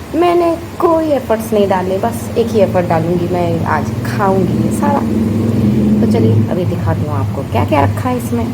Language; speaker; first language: Hindi; non-native, local second language; Odia